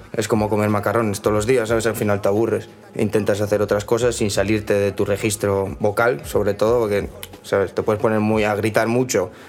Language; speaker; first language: Spanish; native; Spanish